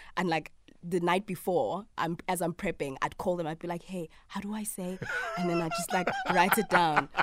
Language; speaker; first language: English; non-native, local second language; Zulu